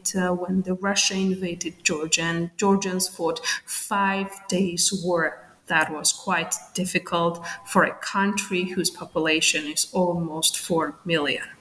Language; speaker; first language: English; non-native, fluent; Georgian